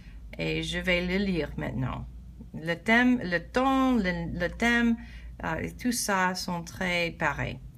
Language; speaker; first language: French; non-native, learner; English